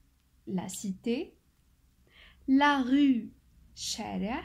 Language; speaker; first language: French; non-native, local second language; Arabic